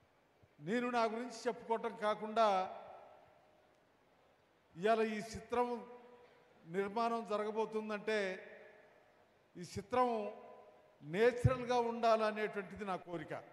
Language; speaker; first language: Telugu; native; Telugu